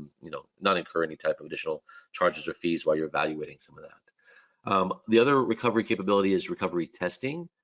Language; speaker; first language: English; native; English